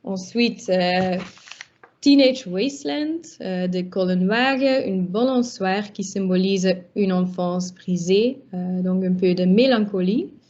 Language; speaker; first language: French; non-native, local second language; Dutch